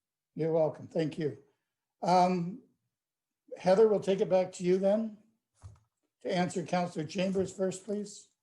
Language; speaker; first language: English; native; English